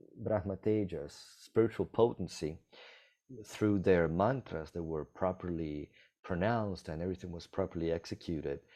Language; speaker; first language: English; non-native, fluent; Italian